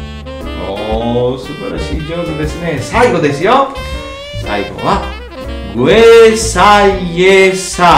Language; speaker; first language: Japanese; non-native, fluent; Italian